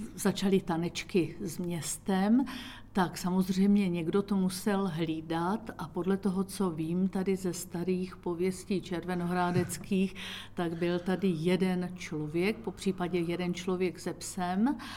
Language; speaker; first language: Czech; native; Czech